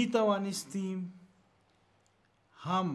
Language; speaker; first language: Persian; non-native, learner; Urdu